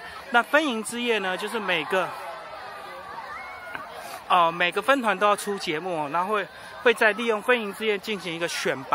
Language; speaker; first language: Chinese; native; Chinese